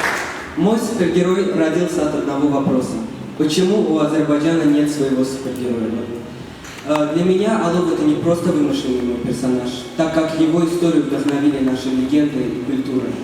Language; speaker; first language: Russian; non-native, local second language; Azerbaijani